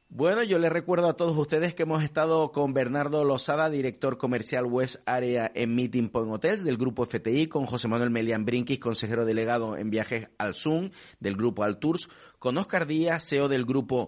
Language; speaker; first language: Spanish; native; Spanish